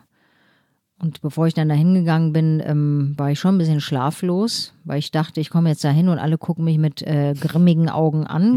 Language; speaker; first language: German; native; German